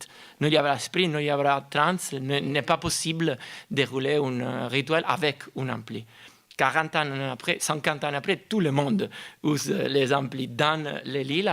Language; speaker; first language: French; non-native, fluent; Italian